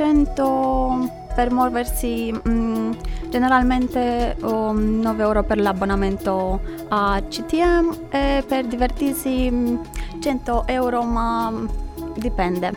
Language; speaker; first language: Italian; non-native, fluent; Romanian